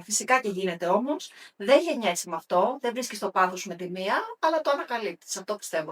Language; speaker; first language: Greek; native; Greek